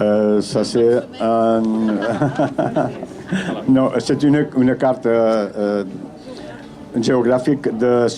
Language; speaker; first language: French; non-native, learner; Catalan